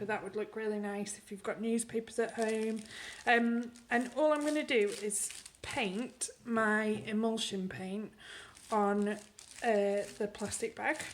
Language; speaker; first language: English; native; English